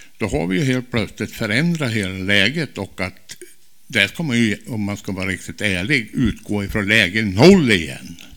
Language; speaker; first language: Swedish; native; Swedish